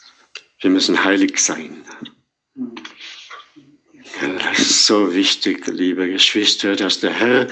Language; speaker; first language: German; non-native, fluent; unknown